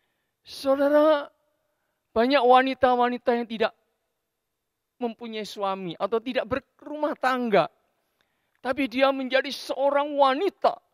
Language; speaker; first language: Indonesian; native; Indonesian